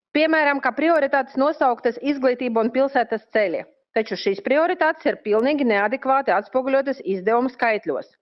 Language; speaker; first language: Latvian; non-native, local second language; Russian